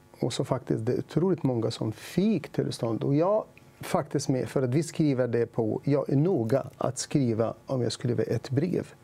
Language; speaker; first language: Swedish; non-native, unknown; Arabic